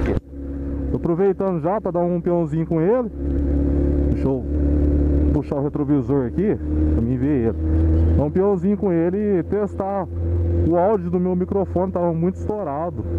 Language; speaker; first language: Portuguese; native; Portuguese